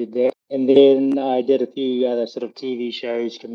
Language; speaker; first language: English; native; English